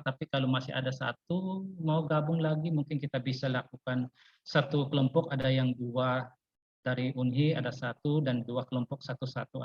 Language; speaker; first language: Indonesian; non-native, fluent; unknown